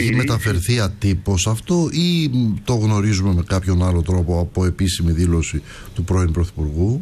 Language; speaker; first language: Greek; native; Greek